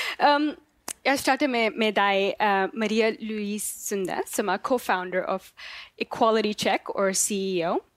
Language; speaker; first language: Norwegian; non-native, learner; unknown